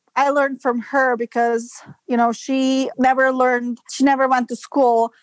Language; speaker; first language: English; non-native, fluent; Serbian